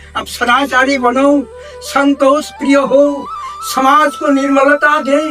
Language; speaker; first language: Hindi; non-native, local second language; Bangla